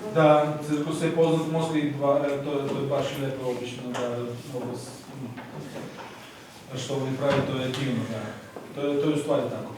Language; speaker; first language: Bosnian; non-native, fluent; Russian